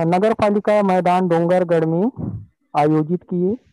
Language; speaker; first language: Hindi; native; Hindi